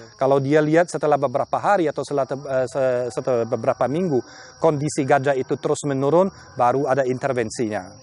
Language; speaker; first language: Indonesian; non-native, fluent; German